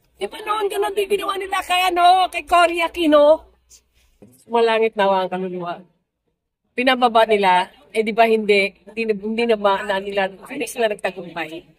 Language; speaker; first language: Filipino; non-native, local second language; Cebuano